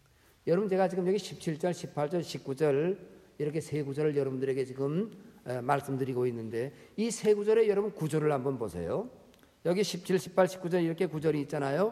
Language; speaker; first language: Korean; native; Korean